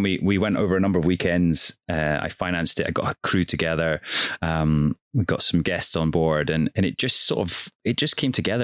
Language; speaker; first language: English; native; English